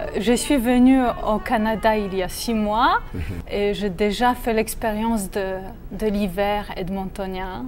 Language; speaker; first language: French; non-native, fluent; Polish